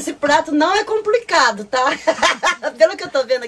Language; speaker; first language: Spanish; non-native, learner; Portuguese